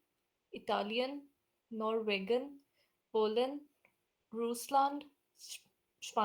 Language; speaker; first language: German; non-native, learner; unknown